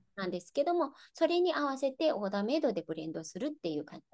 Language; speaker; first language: Japanese; non-native, fluent; Chinese